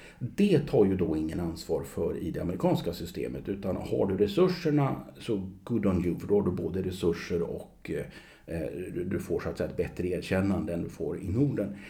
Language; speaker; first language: Swedish; native; Swedish